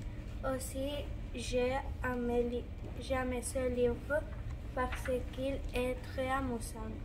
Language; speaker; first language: French; non-native, learner; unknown